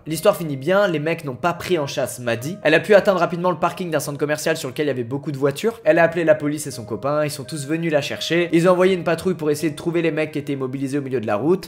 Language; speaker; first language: French; native; French